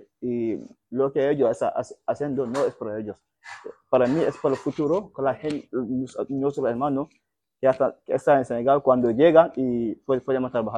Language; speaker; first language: Spanish; non-native, learner; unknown